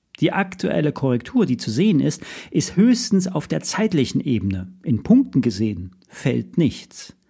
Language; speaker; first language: German; native; German